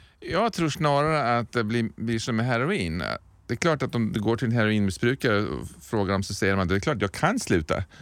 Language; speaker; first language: Swedish; native; Swedish